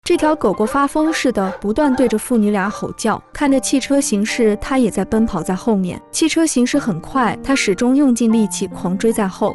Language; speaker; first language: Chinese; native; Chinese